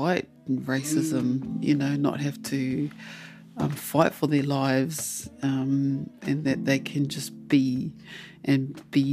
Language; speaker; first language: English; non-native, local second language; Māori